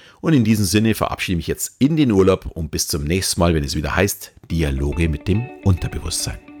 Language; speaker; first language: German; native; German